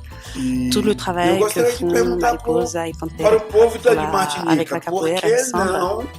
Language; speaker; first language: French; non-native, fluent; Portuguese